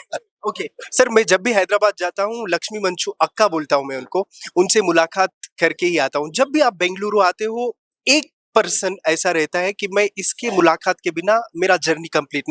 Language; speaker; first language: Hindi; non-native, local second language; Kannada